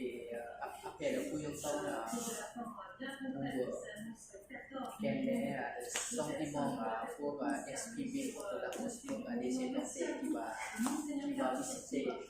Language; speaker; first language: French; non-native, learner; Lao